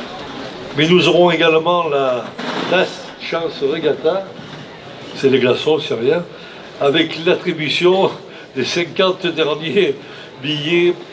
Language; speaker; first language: French; native; French